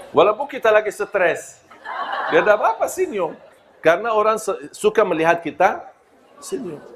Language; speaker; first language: Malay; non-native, fluent; Arabic